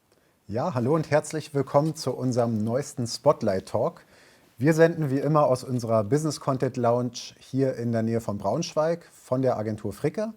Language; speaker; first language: German; native; German